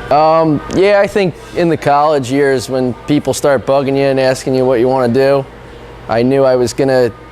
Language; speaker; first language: English; native; English